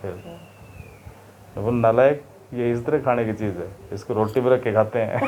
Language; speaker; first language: Hindi; native; Hindi